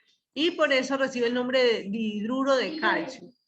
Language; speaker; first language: Spanish; native; Spanish